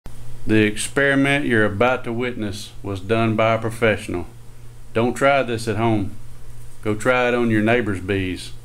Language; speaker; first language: English; native; English